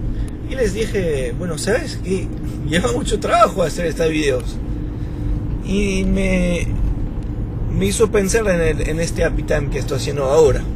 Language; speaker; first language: Spanish; non-native, fluent; French